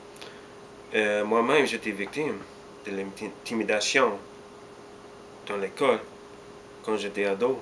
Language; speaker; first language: French; early bilingual, heritage; French